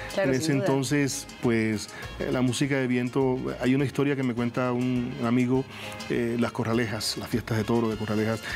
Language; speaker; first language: Spanish; native; Spanish